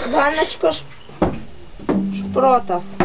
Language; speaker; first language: Russian; non-native, learner; Lithuanian